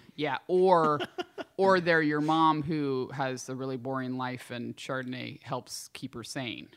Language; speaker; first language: English; native; English